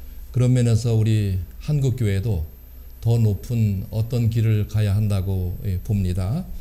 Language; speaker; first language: Korean; native; Korean